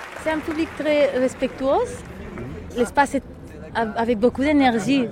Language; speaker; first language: French; non-native, learner; Catalan